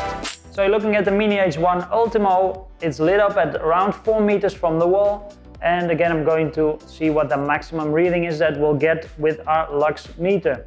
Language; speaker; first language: English; non-native, fluent; Dutch